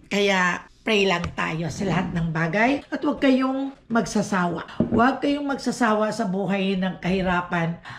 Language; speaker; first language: Filipino; non-native, local second language; Aklanon